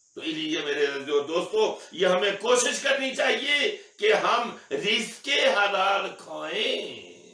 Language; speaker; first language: Urdu; non-native, local second language; Punjabi